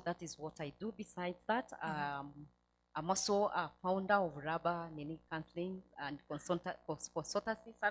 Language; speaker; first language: English; non-native, local second language; Swahili